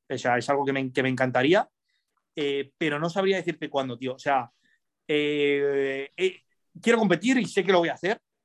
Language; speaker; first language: Spanish; early bilingual, other home language; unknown